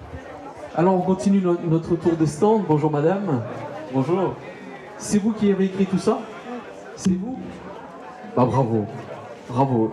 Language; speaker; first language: French; native; French